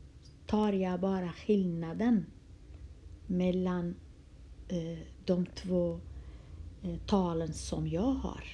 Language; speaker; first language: Swedish; non-native, fluent; Kurdish